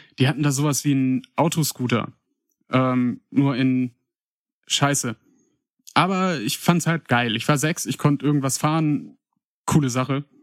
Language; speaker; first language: German; native; German